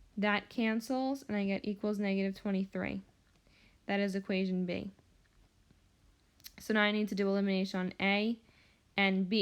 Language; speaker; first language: English; native; English